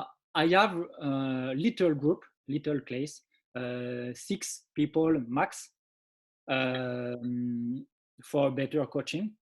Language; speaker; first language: English; non-native, learner; French